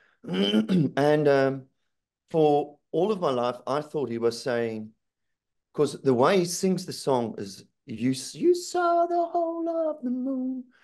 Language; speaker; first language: English; non-native, local second language; Afrikaans